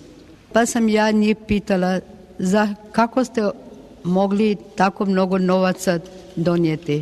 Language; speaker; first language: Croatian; non-native, local second language; Albanian